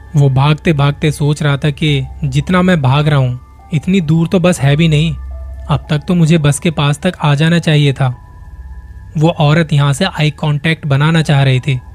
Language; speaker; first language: Hindi; native; Hindi